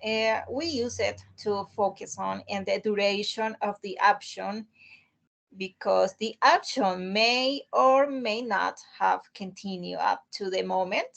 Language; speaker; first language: English; non-native, learner; Spanish